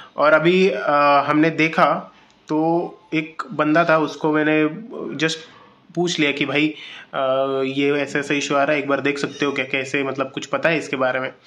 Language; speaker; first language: Hindi; non-native, local second language; Marathi